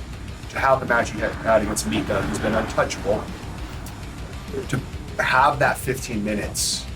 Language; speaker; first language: English; native; English